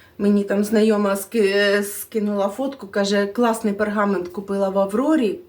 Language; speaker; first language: Ukrainian; non-native, local second language; Russian